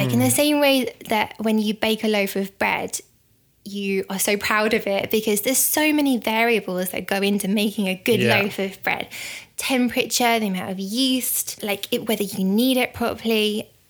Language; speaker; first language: English; native; English